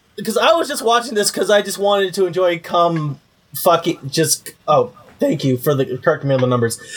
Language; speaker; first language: English; early bilingual, heritage; Spanish